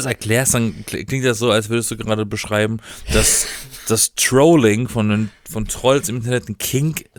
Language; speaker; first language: German; native; German